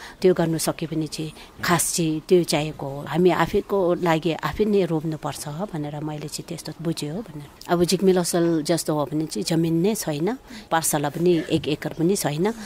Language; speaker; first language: Nepali; non-native, local second language; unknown